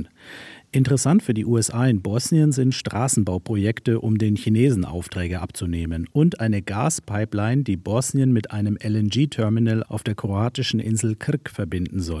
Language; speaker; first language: German; native; German